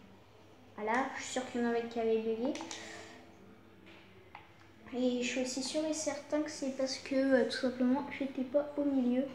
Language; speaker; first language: French; native; French